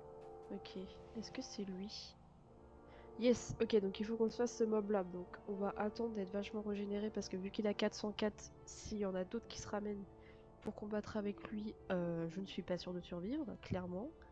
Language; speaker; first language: French; native; French